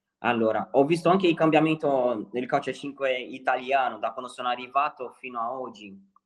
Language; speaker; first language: Italian; non-native, fluent; Portuguese